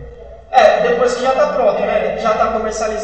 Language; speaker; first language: Portuguese; native; Portuguese